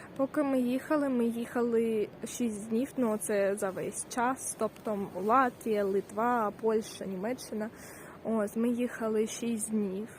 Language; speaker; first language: Ukrainian; native; Ukrainian